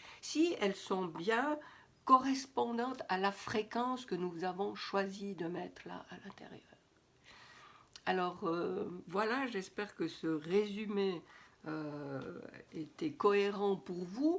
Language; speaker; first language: French; native; French